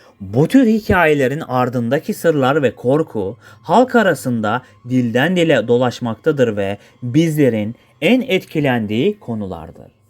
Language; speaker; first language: Turkish; native; Turkish